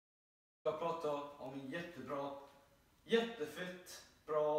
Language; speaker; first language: Swedish; non-native, learner; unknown